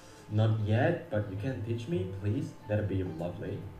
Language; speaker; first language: English; non-native, fluent; Indonesian